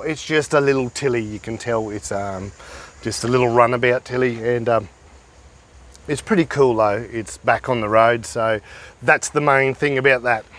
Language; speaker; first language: English; native; English